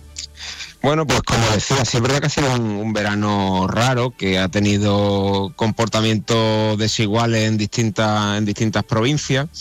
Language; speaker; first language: Spanish; native; Spanish